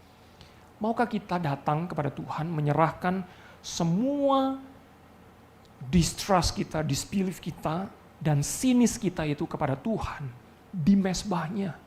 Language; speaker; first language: Indonesian; native; Indonesian